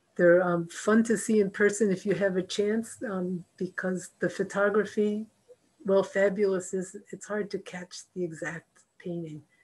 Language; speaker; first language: English; native; English